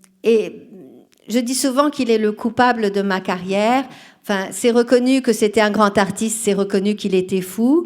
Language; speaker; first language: French; non-native, fluent; Portuguese